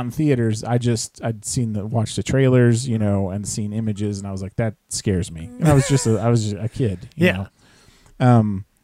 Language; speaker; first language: English; native; English